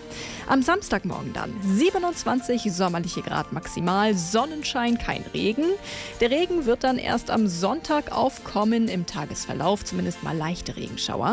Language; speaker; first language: German; native; German